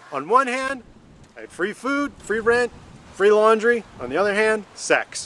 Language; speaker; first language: English; native; English